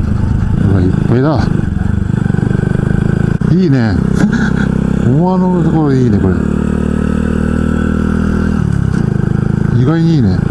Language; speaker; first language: Japanese; native; Japanese